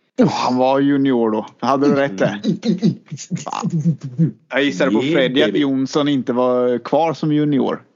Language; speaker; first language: Swedish; native; Swedish